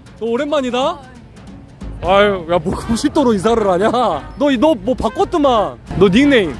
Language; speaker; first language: Korean; native; Korean